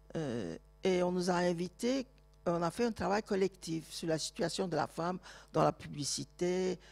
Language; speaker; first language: French; non-native, fluent; Turkish